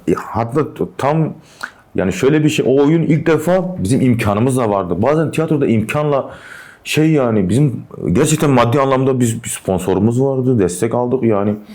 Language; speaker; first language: Turkish; non-native, local second language; Kurdish